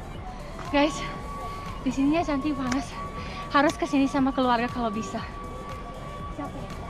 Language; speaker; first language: Indonesian; non-native, learner; English